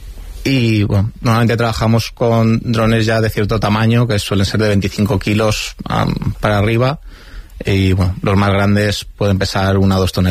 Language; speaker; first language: Spanish; native; Spanish